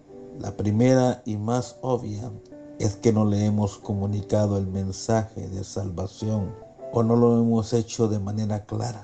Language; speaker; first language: Spanish; native; Spanish